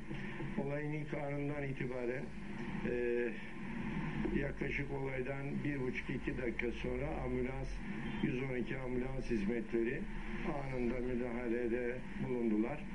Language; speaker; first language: Turkish; native; Turkish